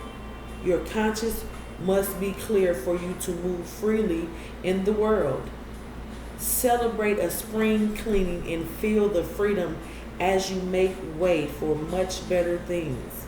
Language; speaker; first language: English; native; English